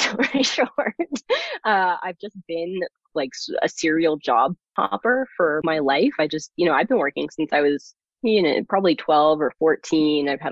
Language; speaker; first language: English; early bilingual, other home language; German